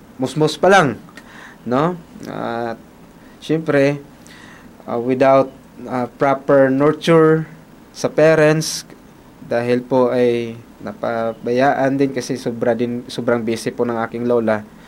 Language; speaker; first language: Filipino; non-native, local second language; Cebuano